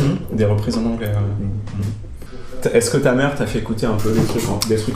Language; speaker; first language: French; native; French